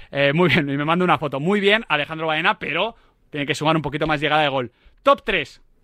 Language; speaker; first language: Spanish; native; Spanish